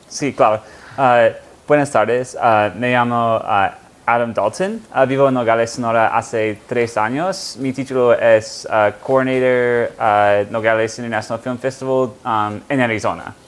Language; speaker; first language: Spanish; non-native, fluent; English